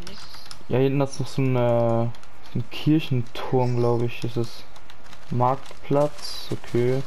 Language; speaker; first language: German; native; German